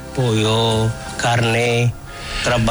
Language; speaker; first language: Spanish; non-native, learner; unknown